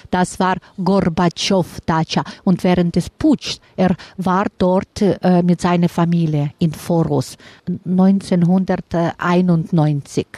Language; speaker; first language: German; non-native, learner; Russian